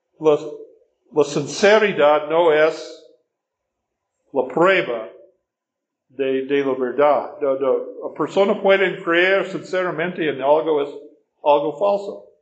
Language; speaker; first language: Spanish; non-native, fluent; English